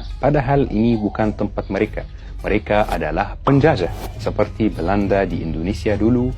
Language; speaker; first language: Indonesian; non-native, fluent; Arabic